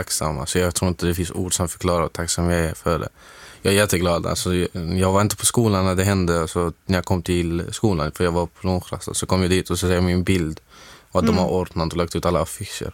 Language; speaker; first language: Swedish; non-native, fluent; Arabic